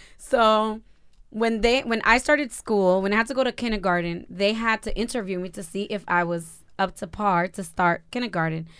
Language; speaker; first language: English; early bilingual, other home language; Spanish